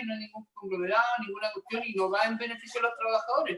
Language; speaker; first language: Spanish; native; Spanish